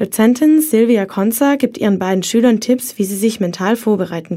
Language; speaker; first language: German; native; German